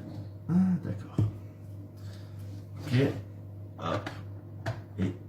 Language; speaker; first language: French; native; French